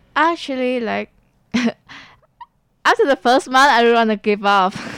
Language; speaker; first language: English; non-native, learner; Vietnamese